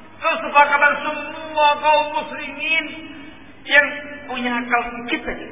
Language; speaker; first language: Indonesian; non-native, local second language; Javanese